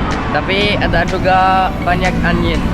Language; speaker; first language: Indonesian; non-native, learner; French